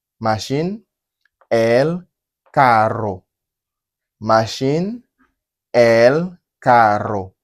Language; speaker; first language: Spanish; non-native, learner; Haitian Creole